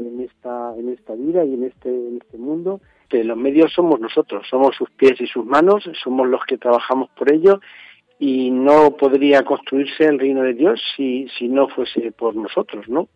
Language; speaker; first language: Spanish; native; Spanish